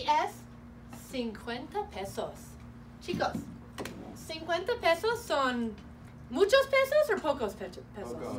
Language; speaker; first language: Spanish; non-native, fluent; English